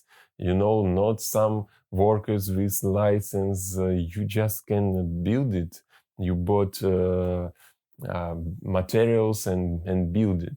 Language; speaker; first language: English; non-native, learner; Russian